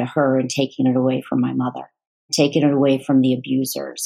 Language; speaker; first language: English; native; English